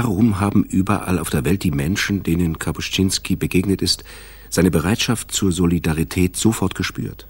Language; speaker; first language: German; native; German